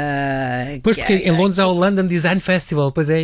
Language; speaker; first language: Portuguese; native; Portuguese